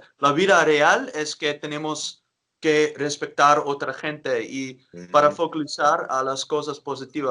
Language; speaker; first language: Spanish; non-native, learner; Dutch